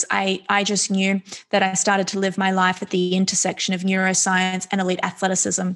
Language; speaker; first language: English; native; English